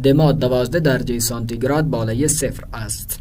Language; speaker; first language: Persian; non-native, fluent; Urdu